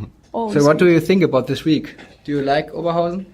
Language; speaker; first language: English; non-native, fluent; German